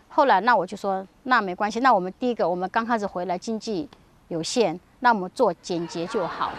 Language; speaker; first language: Chinese; native; Chinese